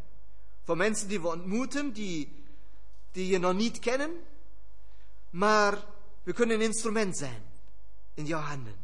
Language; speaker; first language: Dutch; non-native, fluent; German